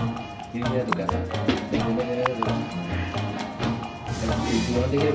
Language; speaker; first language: Spanish; native; Spanish